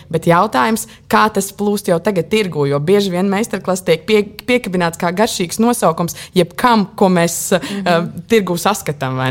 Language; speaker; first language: Latvian; native; Latvian